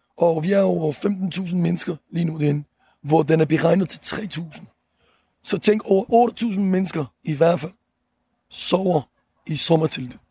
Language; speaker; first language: Danish; early bilingual, other home language; Arabic